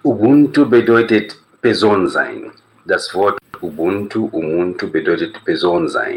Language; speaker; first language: German; non-native, fluent; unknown